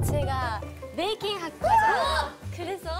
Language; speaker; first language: Korean; non-native, learner; Japanese